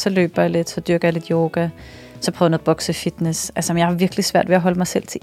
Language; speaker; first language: Danish; native; Danish